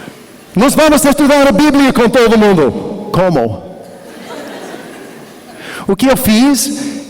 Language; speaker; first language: Portuguese; non-native, learner; English